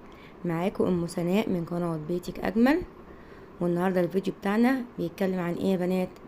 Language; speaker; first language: Arabic; native; Arabic